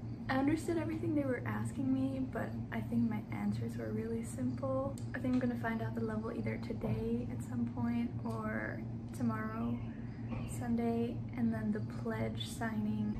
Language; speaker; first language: English; native; English